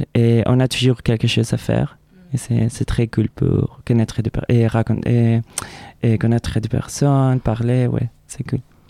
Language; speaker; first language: French; non-native, learner; Spanish